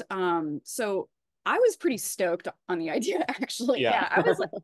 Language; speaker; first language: English; native; English